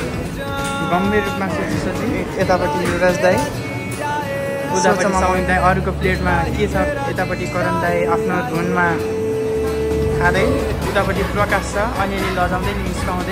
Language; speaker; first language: Nepali; native; Nepali